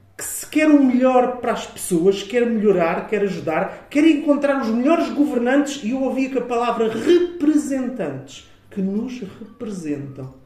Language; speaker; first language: Portuguese; native; Portuguese